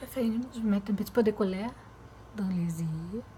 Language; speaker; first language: French; non-native, fluent; Portuguese